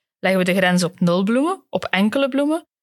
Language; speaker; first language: Dutch; native; Dutch